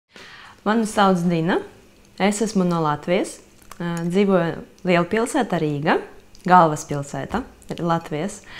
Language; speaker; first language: Latvian; non-native, local second language; Russian